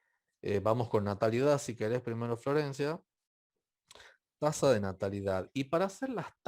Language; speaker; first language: Spanish; native; Spanish